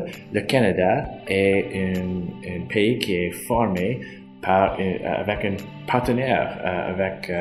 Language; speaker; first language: French; non-native, local second language; English